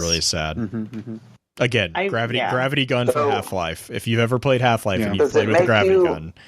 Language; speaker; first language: English; native; English